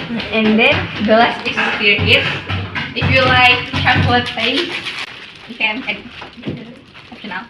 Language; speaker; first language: English; non-native, learner; Indonesian